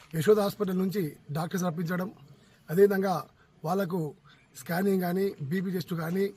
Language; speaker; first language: Telugu; non-native, local second language; Lambadi